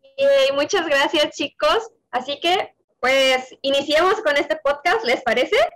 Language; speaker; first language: Spanish; native; Spanish